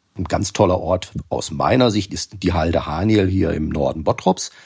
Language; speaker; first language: German; native; German